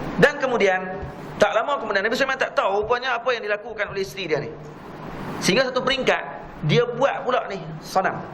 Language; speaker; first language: Malay; native; Malay